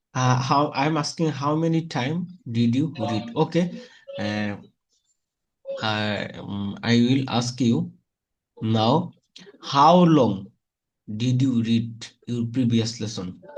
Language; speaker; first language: English; non-native, fluent; Bangla